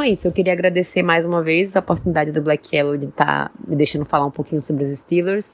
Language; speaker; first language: Portuguese; native; Portuguese